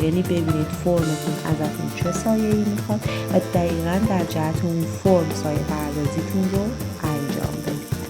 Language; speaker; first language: Persian; native; Persian